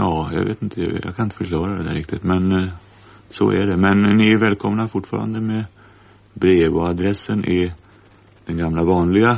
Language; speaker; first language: Swedish; native; Swedish